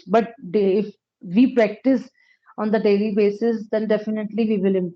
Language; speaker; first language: English; non-native, local second language; Punjabi